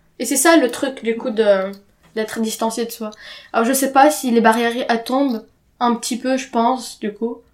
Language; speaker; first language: French; non-native, fluent; Arabic